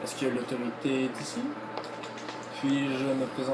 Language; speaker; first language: French; native; French